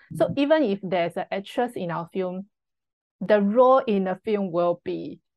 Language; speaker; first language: English; non-native, fluent; Chinese